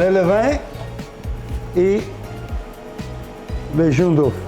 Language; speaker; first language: French; non-native, learner; Italian